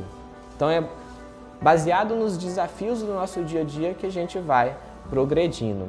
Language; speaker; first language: Portuguese; native; Portuguese